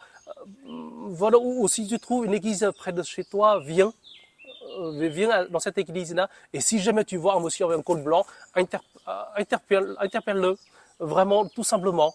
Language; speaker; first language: French; non-native, fluent; Vietnamese